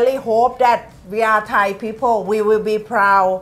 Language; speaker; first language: English; non-native, learner; Thai